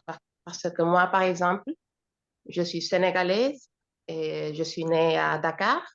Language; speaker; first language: French; non-native, fluent; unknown